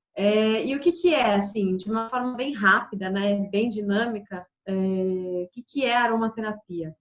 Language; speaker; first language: Portuguese; native; Portuguese